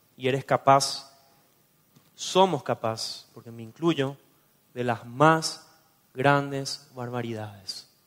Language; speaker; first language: Spanish; native; Spanish